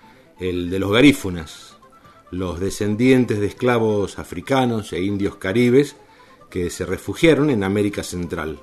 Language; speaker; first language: Spanish; native; Spanish